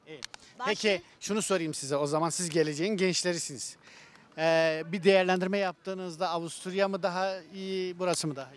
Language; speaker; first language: Turkish; native; Turkish